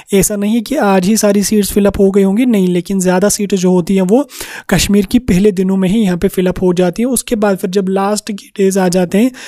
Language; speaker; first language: Hindi; non-native, local second language; Kashmiri